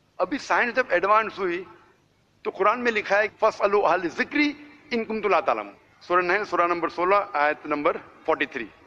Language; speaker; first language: Hindi; non-native, local second language; Konkani